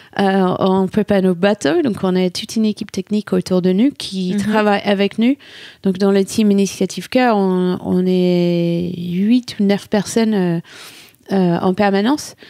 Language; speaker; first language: French; non-native, fluent; English